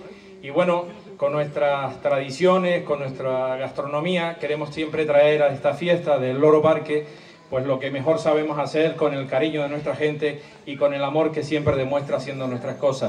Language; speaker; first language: Spanish; native; Spanish